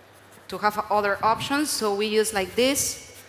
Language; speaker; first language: English; non-native, learner; Spanish